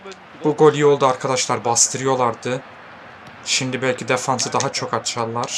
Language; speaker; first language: Turkish; native; Turkish